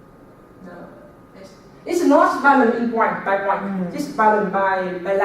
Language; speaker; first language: English; non-native, learner; Vietnamese